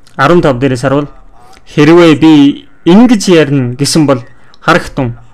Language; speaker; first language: Mongolian; non-native, fluent; Korean